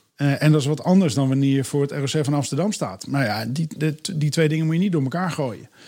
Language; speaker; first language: Dutch; native; Dutch